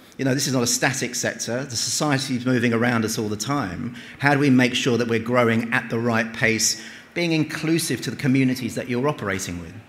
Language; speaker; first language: English; native; English